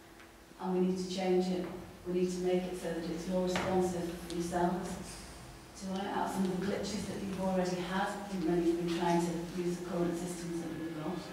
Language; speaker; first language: English; native; English